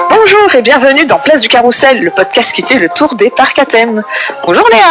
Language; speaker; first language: French; native; French